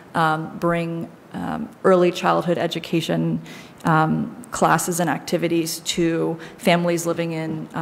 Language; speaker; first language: English; native; English